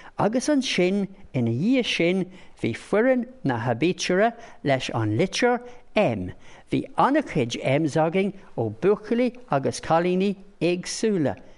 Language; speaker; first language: Irish; non-native, local second language; English